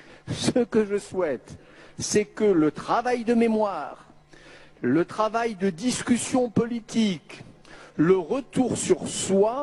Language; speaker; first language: French; native; French